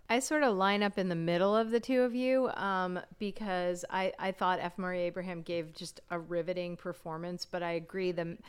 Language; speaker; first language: English; native; English